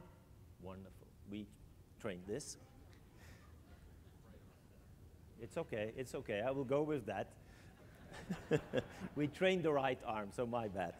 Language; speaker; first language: English; non-native, fluent; French